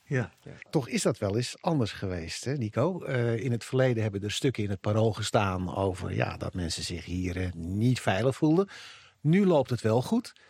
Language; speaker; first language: Dutch; native; Dutch